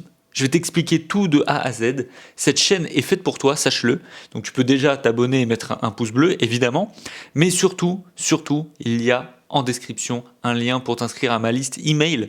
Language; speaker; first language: French; native; French